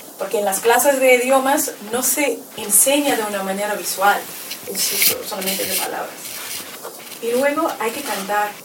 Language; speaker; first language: Spanish; non-native, fluent; Russian